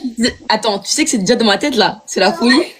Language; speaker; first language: French; native; French